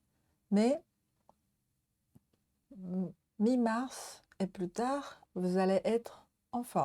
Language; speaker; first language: French; non-native, learner; Japanese